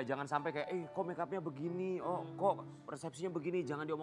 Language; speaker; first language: Indonesian; native; Indonesian